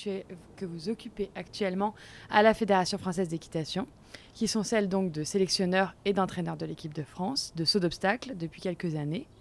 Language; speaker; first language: French; native; French